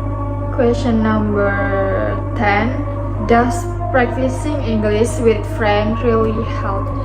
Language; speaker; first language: English; non-native, learner; Indonesian